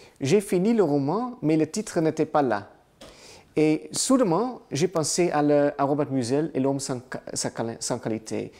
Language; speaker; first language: French; non-native, learner; Dutch